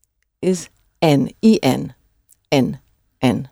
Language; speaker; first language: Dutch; non-native, fluent; English